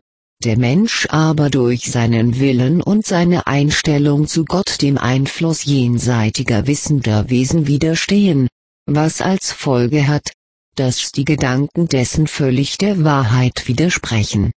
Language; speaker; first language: German; native; German